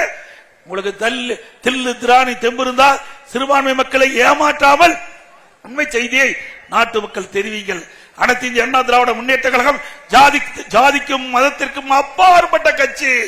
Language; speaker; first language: Tamil; native; Tamil